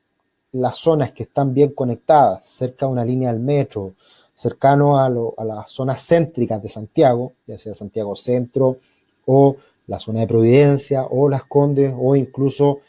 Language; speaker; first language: Spanish; native; Spanish